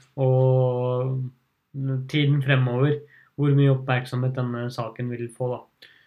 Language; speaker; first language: Norwegian; early bilingual, other home language; Urdu